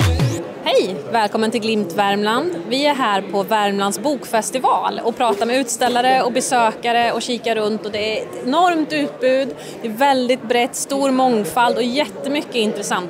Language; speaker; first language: Swedish; native; Swedish